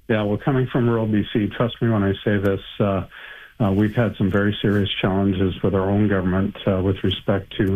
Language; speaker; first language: English; native; English